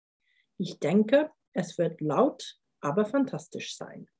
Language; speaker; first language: German; non-native, fluent; English